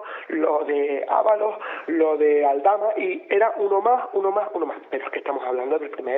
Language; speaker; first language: Spanish; native; Spanish